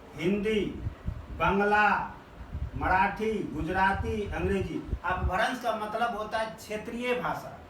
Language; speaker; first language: Hindi; native; Hindi